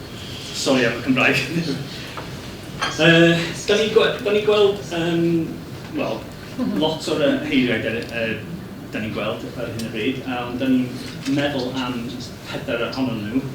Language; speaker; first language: Welsh; non-native, learner; English